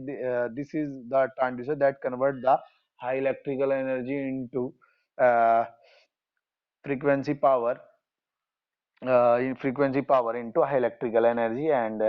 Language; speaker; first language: English; non-native, local second language; Hindi